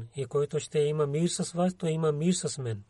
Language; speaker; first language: Bulgarian; non-native, learner; Urdu